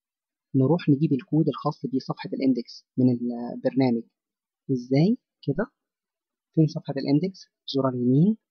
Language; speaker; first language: Arabic; native; Arabic